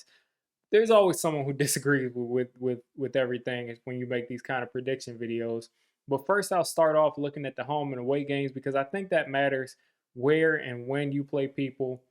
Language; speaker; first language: English; native; English